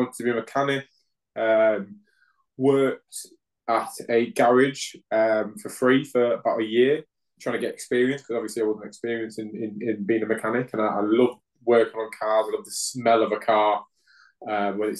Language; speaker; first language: English; native; English